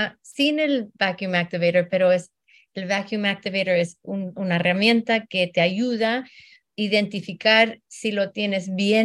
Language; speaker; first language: Spanish; early bilingual, heritage; Spanish